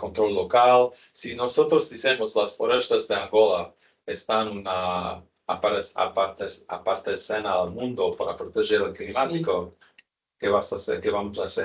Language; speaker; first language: Spanish; non-native, learner; English